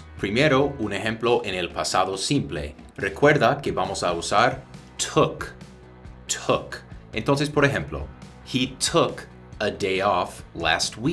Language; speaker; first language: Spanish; non-native, fluent; English